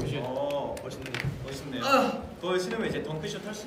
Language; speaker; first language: Korean; native; Korean